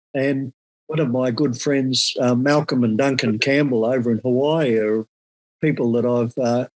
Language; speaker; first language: English; native; English